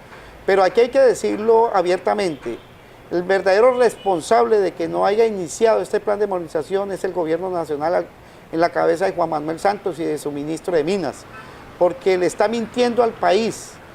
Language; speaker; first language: Spanish; native; Spanish